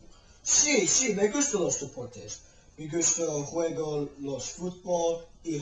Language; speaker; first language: Spanish; non-native, learner; English